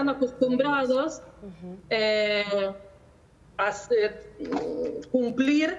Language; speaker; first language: Spanish; non-native, learner; Ukrainian